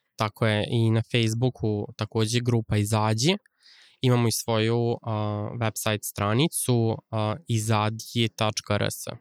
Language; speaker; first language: Serbian; native; Serbian